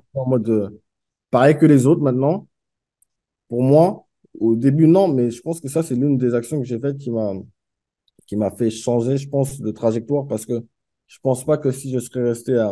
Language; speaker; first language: French; native; French